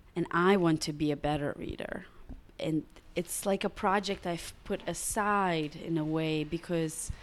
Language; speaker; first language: English; early bilingual, other home language; Russian